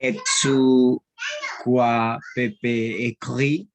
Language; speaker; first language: French; non-native, learner; Spanish